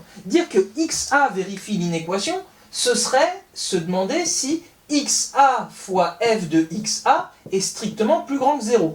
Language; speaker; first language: French; native; French